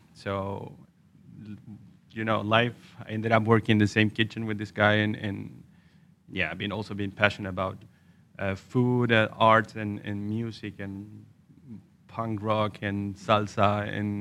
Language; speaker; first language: English; non-native, fluent; Spanish